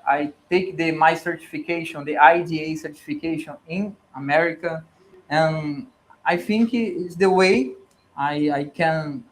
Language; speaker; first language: English; non-native, learner; Portuguese